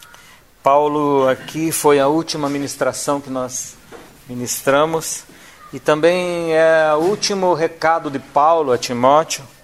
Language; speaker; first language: Portuguese; native; Portuguese